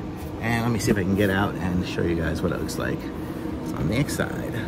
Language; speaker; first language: English; native; English